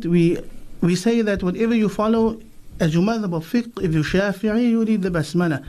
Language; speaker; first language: English; native; English